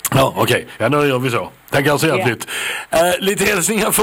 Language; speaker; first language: Swedish; native; Swedish